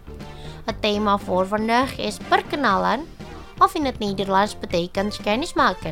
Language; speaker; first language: Dutch; non-native, fluent; Indonesian